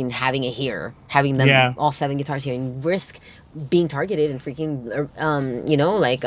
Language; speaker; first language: English; early bilingual, other home language; Spanish